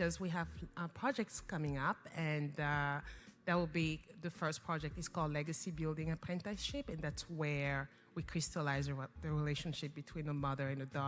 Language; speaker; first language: English; non-native, local second language; French